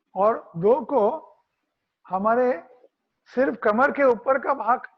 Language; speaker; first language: Hindi; non-native, local second language; Marathi